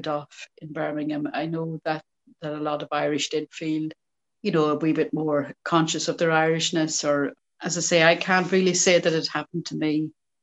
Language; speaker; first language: English; native; English